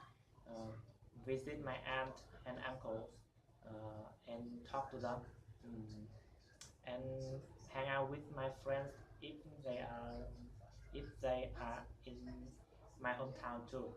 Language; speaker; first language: English; non-native, learner; Vietnamese